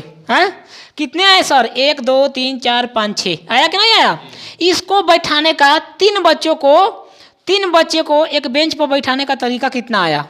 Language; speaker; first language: Hindi; non-native, local second language; Bhojpuri